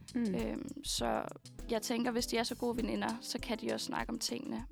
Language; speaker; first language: Danish; native; Danish